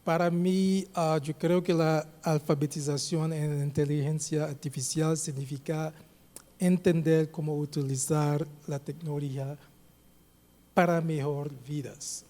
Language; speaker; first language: Spanish; non-native, fluent; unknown